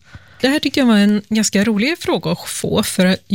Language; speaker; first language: Swedish; native; Swedish